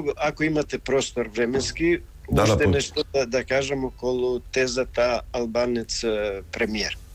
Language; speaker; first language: Macedonian; non-native, local second language; Albanian